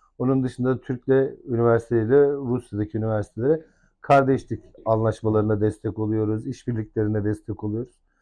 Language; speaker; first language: Turkish; native; Turkish